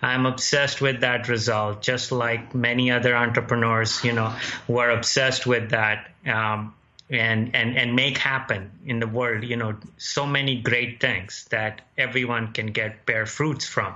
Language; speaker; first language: English; non-native, local second language; Gujarati